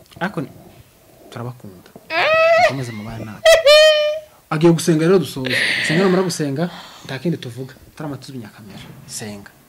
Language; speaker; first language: Kinyarwanda; native; Kinyarwanda